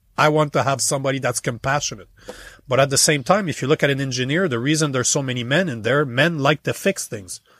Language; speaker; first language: English; native; English